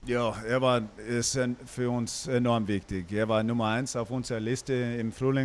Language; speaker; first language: German; non-native, fluent; English